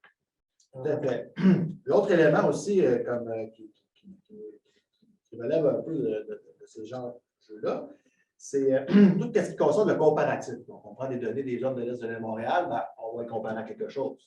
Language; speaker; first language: French; native; French